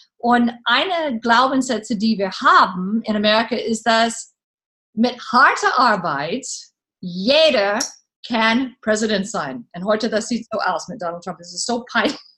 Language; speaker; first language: German; non-native, learner; English